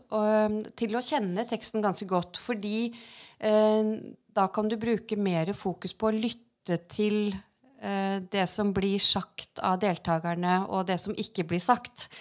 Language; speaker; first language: Norwegian; native; Norwegian